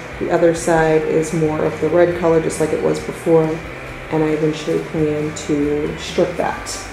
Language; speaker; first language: English; native; English